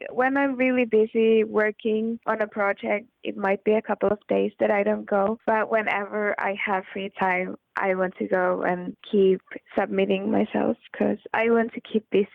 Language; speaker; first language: English; non-native, fluent; Finnish